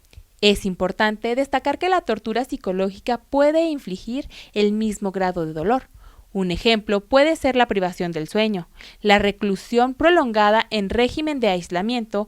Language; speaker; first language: Spanish; native; Spanish